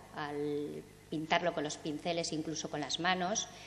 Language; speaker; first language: Spanish; native; Spanish